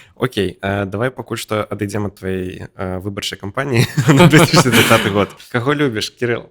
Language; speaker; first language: Belarusian; non-native, local second language; Russian